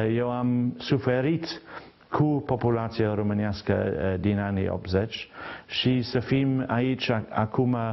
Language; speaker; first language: Romanian; non-native, fluent; English